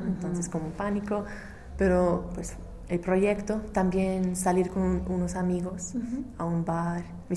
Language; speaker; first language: Spanish; non-native, fluent; English